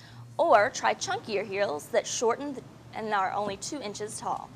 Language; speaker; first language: English; native; English